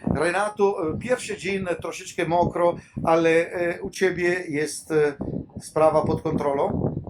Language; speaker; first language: Polish; non-native, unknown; Italian